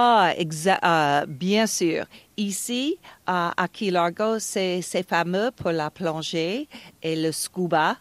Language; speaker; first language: French; non-native, fluent; English